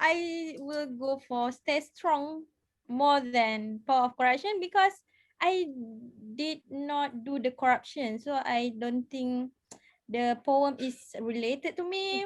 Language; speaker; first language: English; non-native, fluent; Malay